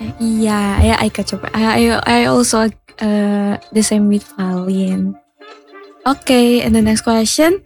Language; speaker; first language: English; non-native, learner; Indonesian